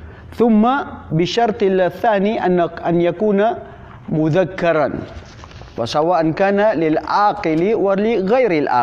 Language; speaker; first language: Arabic; non-native, fluent; Filipino